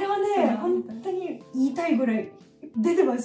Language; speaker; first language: Japanese; non-native, fluent; Russian